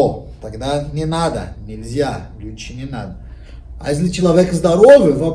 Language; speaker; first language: Russian; non-native, learner; Portuguese